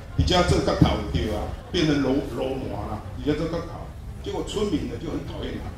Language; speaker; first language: Chinese; native; Chinese